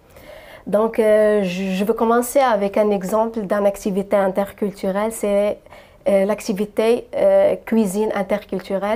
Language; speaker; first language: French; non-native, local second language; Arabic